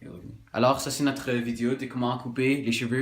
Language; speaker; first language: French; non-native, local second language; English